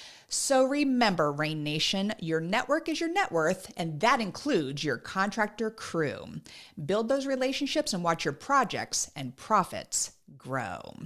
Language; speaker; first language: English; native; English